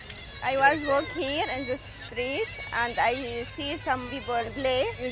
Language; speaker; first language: English; non-native, learner; Arabic